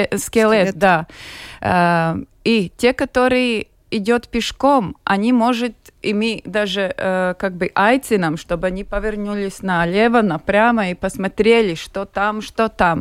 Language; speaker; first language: Russian; non-native, local second language; Latvian